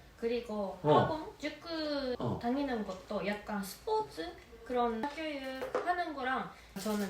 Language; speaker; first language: Korean; non-native, fluent; Japanese